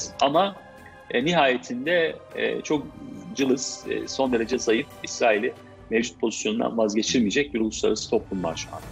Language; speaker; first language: Turkish; native; Turkish